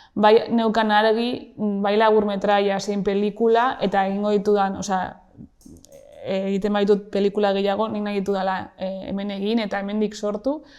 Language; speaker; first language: Basque; non-native, local second language; Spanish